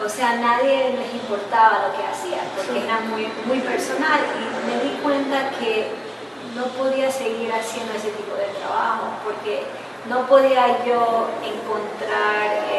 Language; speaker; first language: Spanish; early bilingual, heritage; English